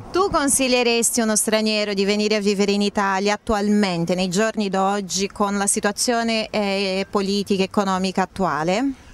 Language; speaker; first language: Italian; non-native, fluent; Portuguese